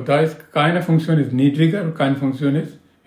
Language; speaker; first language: German; non-native, learner; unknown